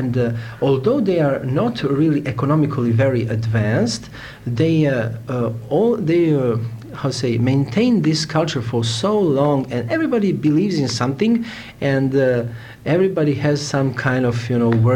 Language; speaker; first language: English; non-native, fluent; Serbian